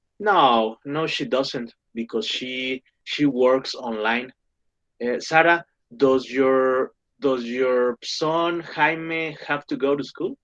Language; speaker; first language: English; non-native, fluent; Spanish